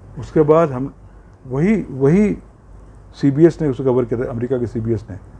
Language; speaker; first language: Hindi; non-native, local second language; Bangla